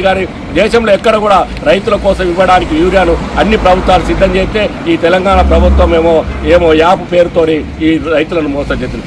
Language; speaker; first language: Telugu; native; Telugu